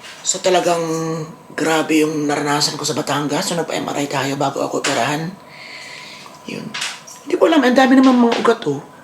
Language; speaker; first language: Filipino; native; Filipino